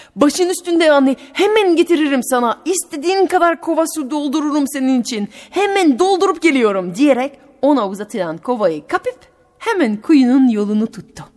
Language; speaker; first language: Turkish; non-native, fluent; French